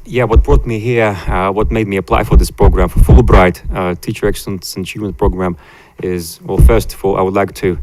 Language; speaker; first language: English; non-native, fluent; Latvian